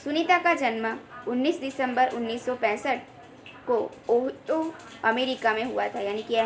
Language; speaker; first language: Hindi; non-native, local second language; Gujarati